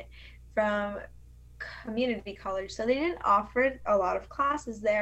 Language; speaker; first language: English; early bilingual, other home language; Spanish